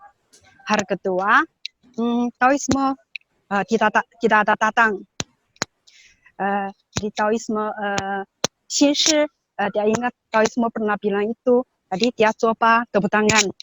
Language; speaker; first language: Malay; non-native, learner; Chinese